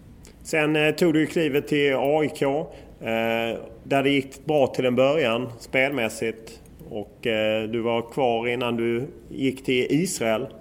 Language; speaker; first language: Swedish; native; Swedish